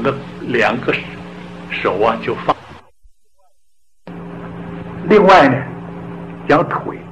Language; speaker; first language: Chinese; native; Chinese